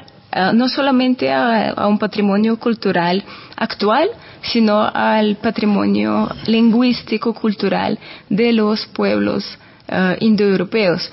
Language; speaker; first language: Spanish; non-native, fluent; Russian